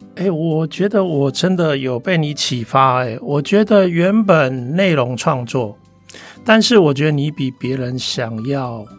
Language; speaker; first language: Chinese; non-native, local second language; Min Nan Chinese